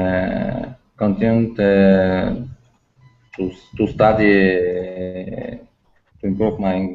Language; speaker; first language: English; non-native, learner; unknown